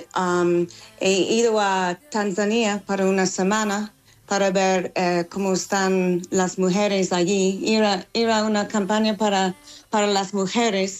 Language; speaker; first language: Spanish; non-native, fluent; English